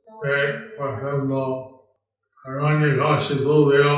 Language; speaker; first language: Spanish; non-native, learner; English